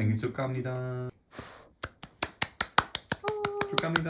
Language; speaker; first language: Korean; non-native, fluent; German